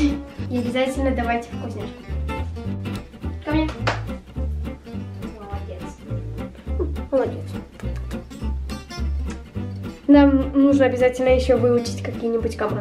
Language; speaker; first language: Russian; native; Russian